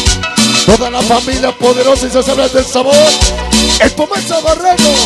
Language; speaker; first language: Spanish; native; Spanish